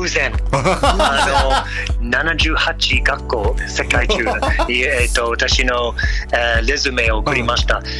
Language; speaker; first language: Japanese; non-native, learner; English